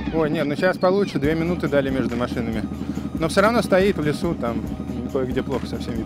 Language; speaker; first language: Russian; native; Russian